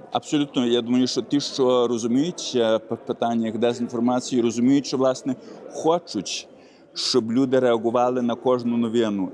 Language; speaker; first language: Ukrainian; early bilingual, heritage; Ukrainian